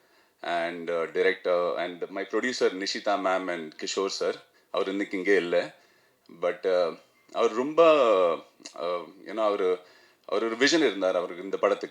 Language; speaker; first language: Tamil; non-native, fluent; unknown